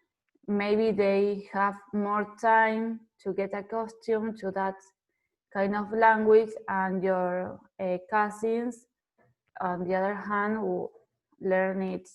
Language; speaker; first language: English; non-native, fluent; Spanish